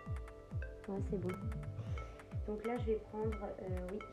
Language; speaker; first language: French; native; French